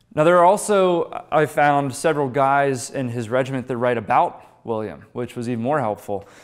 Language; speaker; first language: English; native; English